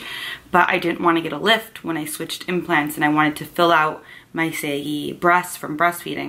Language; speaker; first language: English; native; English